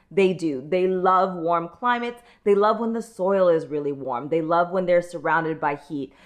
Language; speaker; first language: English; native; English